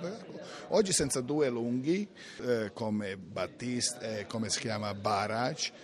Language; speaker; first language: Italian; non-native, fluent; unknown